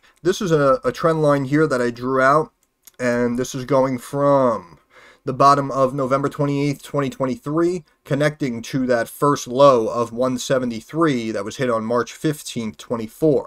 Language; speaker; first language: English; native; English